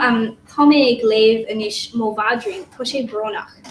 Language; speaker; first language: Irish; non-native, local second language; English